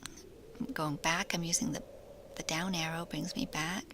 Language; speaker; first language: English; native; English